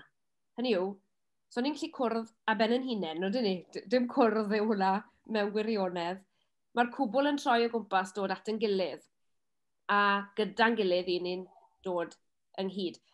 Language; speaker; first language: Welsh; native; Welsh